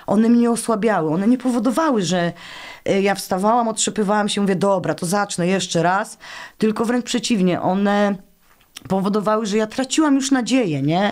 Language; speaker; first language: Polish; native; Polish